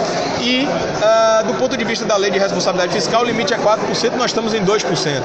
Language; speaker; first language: Portuguese; native; Portuguese